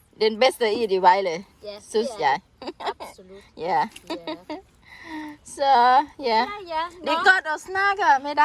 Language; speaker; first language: Danish; non-native, learner; Thai